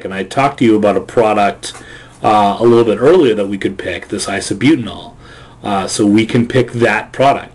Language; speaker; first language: English; native; English